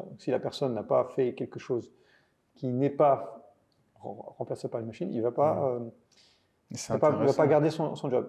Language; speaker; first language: French; native; French